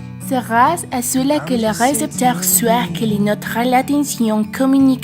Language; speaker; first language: French; non-native, learner; Spanish